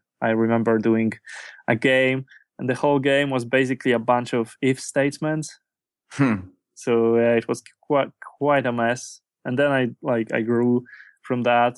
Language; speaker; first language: English; non-native, fluent; Polish